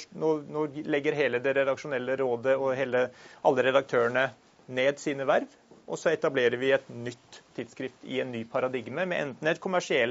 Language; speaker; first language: Norwegian; native; Norwegian